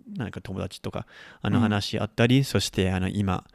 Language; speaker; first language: Japanese; non-native, fluent; English